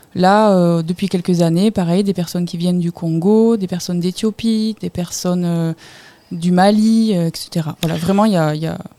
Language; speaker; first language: French; native; French